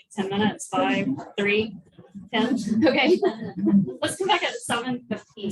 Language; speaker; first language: English; native; English